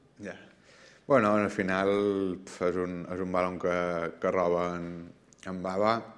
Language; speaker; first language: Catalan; native; Catalan